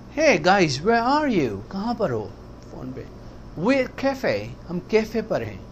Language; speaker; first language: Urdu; native; Urdu